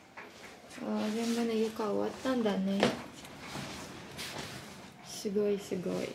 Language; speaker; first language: Japanese; non-native, learner; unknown